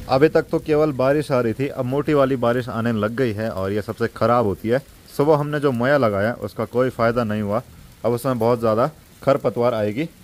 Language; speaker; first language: Hindi; non-native, local second language; Garhwali